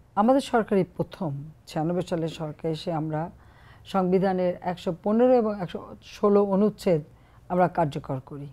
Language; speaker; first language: Bangla; native; Bangla